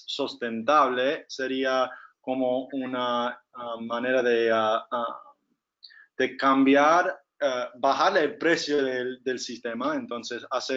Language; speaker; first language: Spanish; non-native, fluent; English